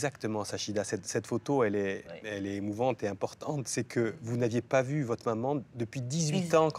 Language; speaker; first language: French; native; French